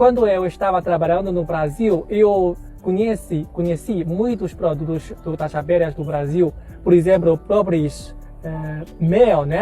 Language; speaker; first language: Portuguese; non-native, fluent; Chinese